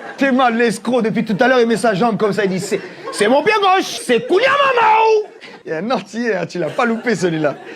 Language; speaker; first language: French; early bilingual, other home language; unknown